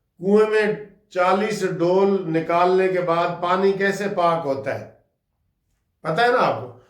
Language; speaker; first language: Urdu; non-native, local second language; Saraiki